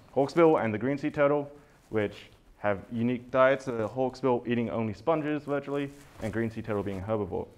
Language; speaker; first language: English; native; English